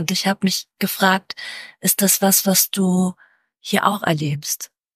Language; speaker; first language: German; native; German